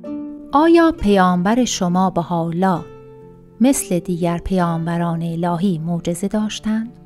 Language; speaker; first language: Persian; native; Persian